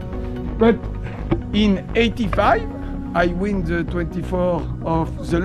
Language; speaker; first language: English; non-native, learner; French